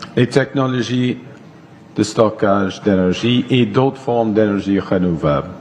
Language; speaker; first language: French; non-native, local second language; English